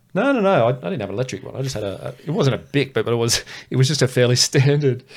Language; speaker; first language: English; native; English